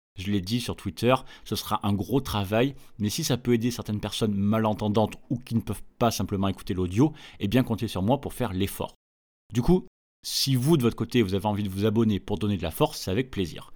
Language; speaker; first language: French; native; French